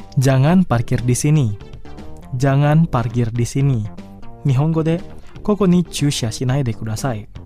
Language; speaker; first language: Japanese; non-native, fluent; Indonesian